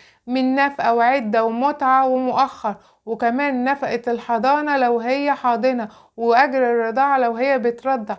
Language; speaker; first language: Arabic; native; Arabic